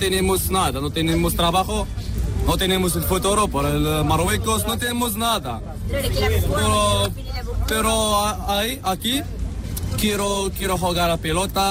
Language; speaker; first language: Spanish; non-native, learner; Arabic